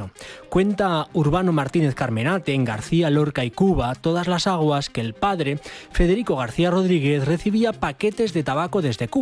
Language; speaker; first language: Spanish; native; Spanish